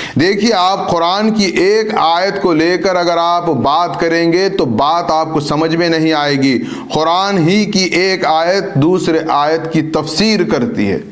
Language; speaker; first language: Urdu; native; Urdu